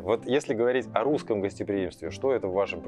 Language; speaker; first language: Russian; native; Russian